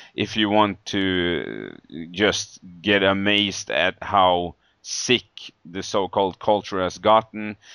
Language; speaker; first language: English; non-native, fluent; Swedish